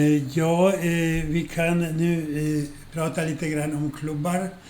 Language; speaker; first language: Swedish; non-native, fluent; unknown